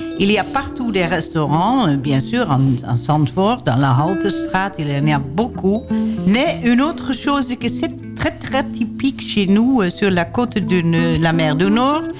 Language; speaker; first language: French; non-native, learner; Dutch